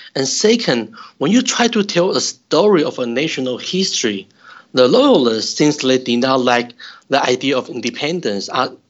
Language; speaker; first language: English; non-native, fluent; Chinese